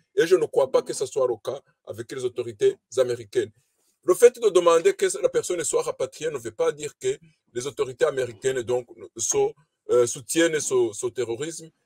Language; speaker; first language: French; non-native, local second language; Kinyarwanda